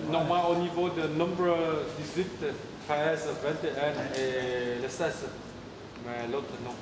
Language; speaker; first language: French; non-native, learner; Vietnamese